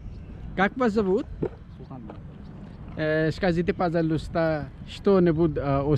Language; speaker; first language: Russian; non-native, learner; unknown